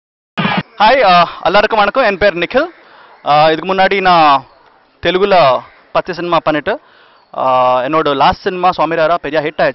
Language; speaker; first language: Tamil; non-native, learner; Telugu